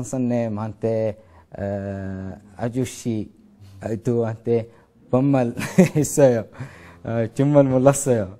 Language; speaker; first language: Korean; non-native, learner; Arabic